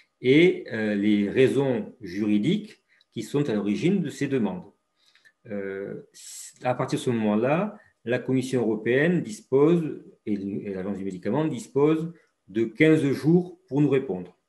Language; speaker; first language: French; native; French